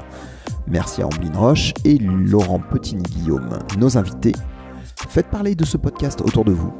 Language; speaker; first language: French; native; French